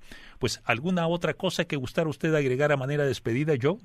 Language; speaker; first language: Spanish; native; Spanish